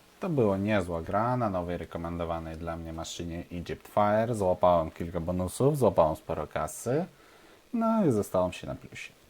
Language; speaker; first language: Polish; non-native, fluent; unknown